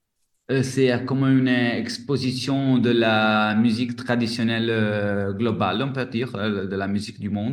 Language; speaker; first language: French; non-native, fluent; Italian